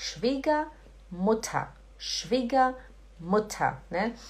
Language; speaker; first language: German; non-native, fluent; Portuguese